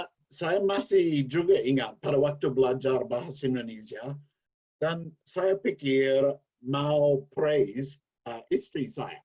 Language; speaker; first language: Indonesian; non-native, learner; English